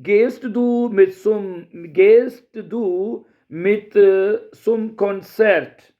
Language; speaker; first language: German; non-native, fluent; Urdu